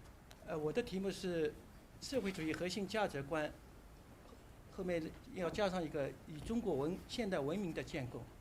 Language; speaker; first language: Chinese; native; Chinese